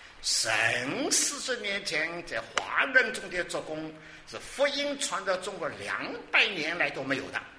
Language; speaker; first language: Chinese; non-native, local second language; Wu Chinese